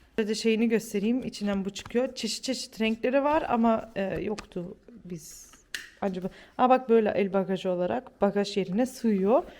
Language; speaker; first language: Turkish; early bilingual, heritage; Turkish